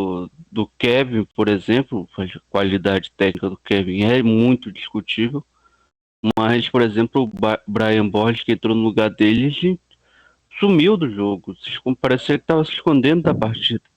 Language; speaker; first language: Portuguese; native; Portuguese